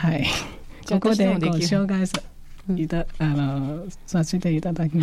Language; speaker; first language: Japanese; non-native, fluent; Chinese